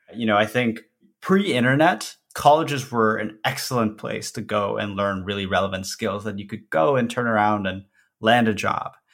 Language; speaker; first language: English; early bilingual, other home language; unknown